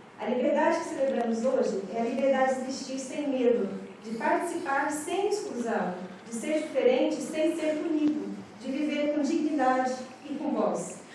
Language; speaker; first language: Portuguese; native; Portuguese